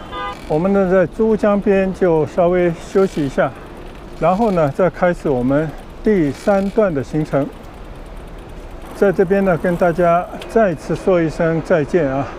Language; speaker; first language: Chinese; non-native, local second language; Cantonese